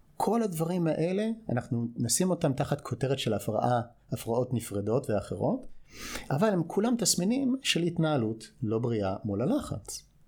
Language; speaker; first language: Hebrew; non-native, fluent; English